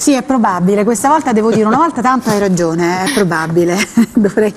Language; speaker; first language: Italian; native; Italian